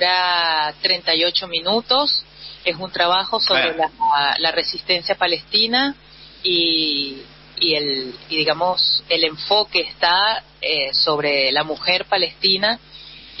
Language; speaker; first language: Spanish; native; Spanish